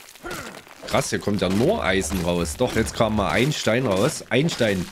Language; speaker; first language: German; native; German